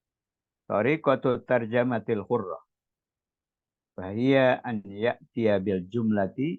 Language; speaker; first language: Arabic; non-native, fluent; Indonesian